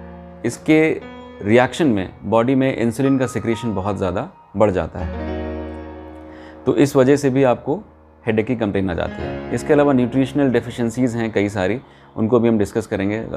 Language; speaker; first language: Hindi; native; Hindi